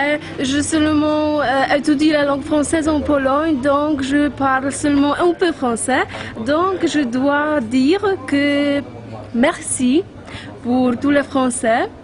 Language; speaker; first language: French; non-native, learner; Polish